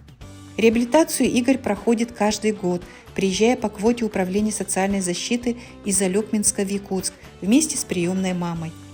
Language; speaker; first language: Russian; native; Russian